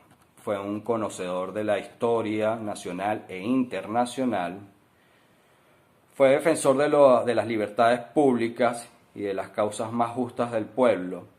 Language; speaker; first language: Spanish; native; Spanish